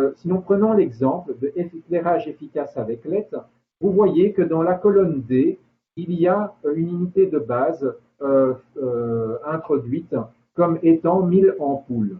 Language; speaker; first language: French; native; French